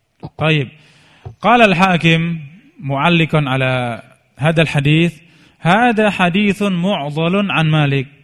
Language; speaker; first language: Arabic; non-native, fluent; Indonesian